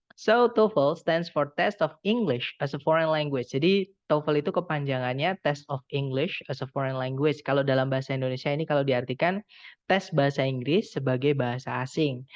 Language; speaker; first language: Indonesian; non-native, local second language; Javanese